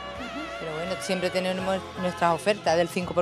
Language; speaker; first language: Spanish; native; Spanish